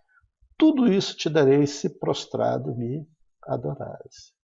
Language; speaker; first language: Portuguese; native; Portuguese